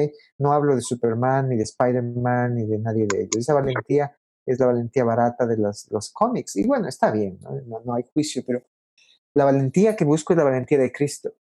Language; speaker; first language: Spanish; native; Spanish